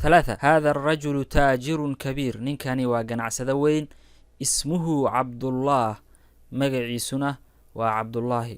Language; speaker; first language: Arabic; non-native, local second language; Somali